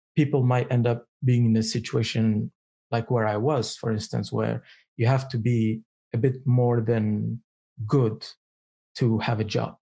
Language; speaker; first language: English; non-native, fluent; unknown